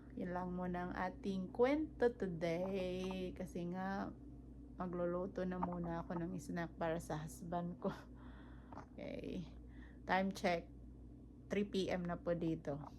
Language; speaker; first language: Filipino; non-native, local second language; Cebuano